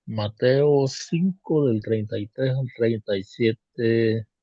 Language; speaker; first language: Spanish; native; Spanish